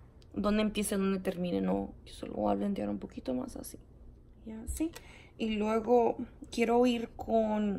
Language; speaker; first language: Spanish; early bilingual, heritage; Spanish